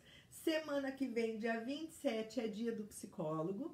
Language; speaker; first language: Portuguese; native; Portuguese